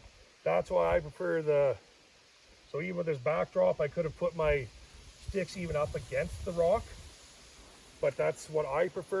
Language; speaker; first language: English; native; English